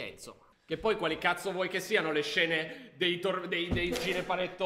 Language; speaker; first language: Italian; native; Italian